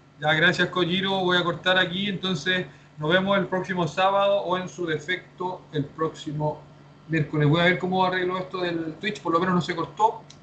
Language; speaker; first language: Spanish; native; Spanish